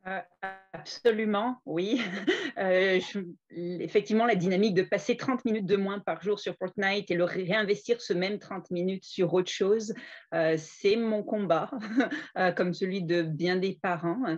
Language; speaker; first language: French; native; French